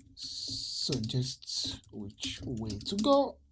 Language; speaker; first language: English; non-native, local second language; Yoruba